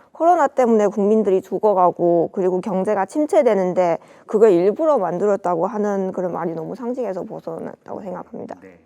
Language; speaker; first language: Korean; non-native, fluent; Chinese